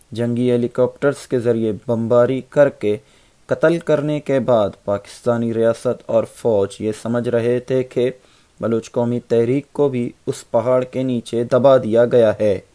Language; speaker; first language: Urdu; non-native, local second language; Baluchi